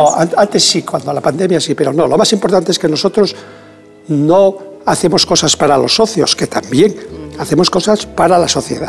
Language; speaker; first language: Spanish; native; Spanish